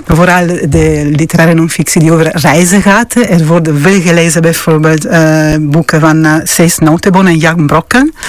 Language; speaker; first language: Dutch; non-native, fluent; Italian